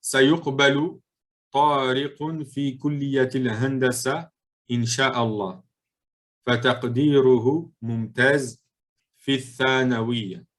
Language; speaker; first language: Arabic; non-native, fluent; French